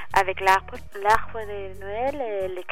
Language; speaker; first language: French; non-native, learner; Spanish